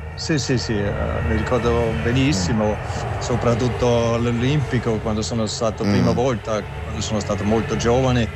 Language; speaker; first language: Italian; non-native, learner; German